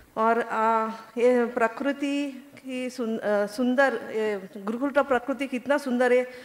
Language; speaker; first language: Hindi; non-native, local second language; Telugu